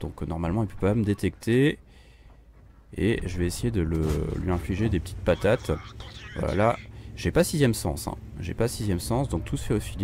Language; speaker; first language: French; native; French